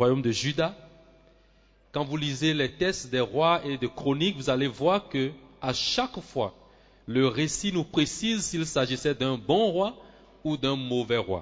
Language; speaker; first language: French; non-native, local second language; Swahili